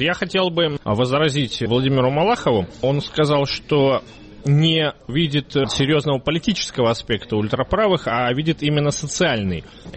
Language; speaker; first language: Russian; native; Russian